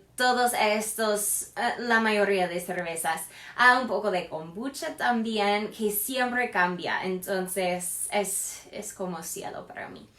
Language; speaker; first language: Spanish; non-native, fluent; English